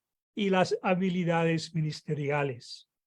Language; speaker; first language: Spanish; non-native, fluent; English